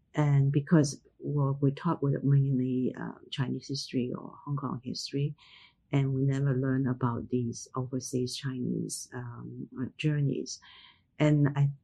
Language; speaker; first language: English; non-native, local second language; Cantonese